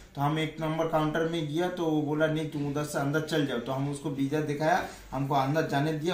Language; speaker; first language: Hindi; non-native, local second language; Bangla